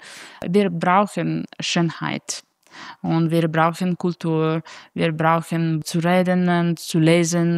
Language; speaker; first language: German; non-native, fluent; Italian